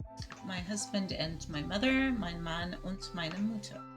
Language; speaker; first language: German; non-native, learner; Spanish